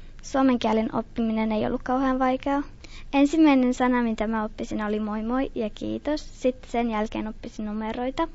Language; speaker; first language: Finnish; early bilingual, other home language; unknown